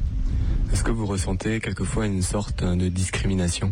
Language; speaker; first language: French; native; French